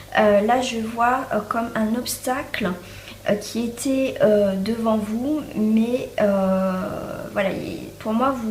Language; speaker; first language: French; native; French